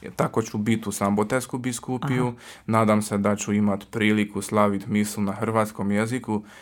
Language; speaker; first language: Croatian; early bilingual, heritage; Croatian